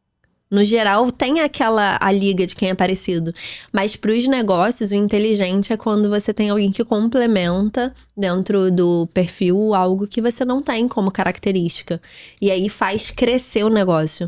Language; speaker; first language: Portuguese; native; Portuguese